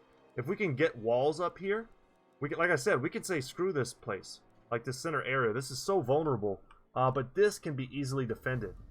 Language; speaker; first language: English; native; English